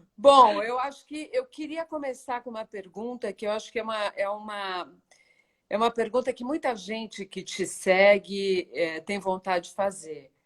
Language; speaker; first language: Portuguese; native; Portuguese